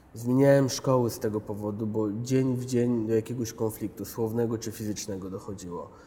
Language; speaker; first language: Polish; early bilingual, other home language; Chechen